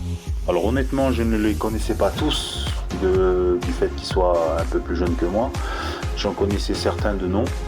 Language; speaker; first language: French; native; French